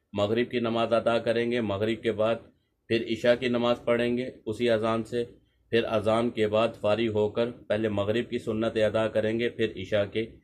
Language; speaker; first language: Urdu; non-native, local second language; Punjabi